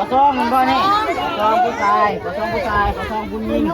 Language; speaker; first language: Lao; native; Lao